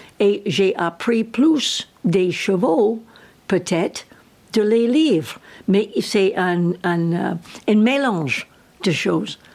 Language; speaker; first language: French; non-native, learner; English